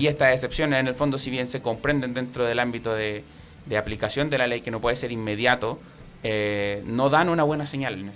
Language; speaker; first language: Spanish; native; Spanish